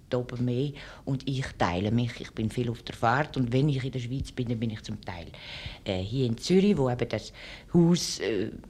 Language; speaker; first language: German; early bilingual, other home language; French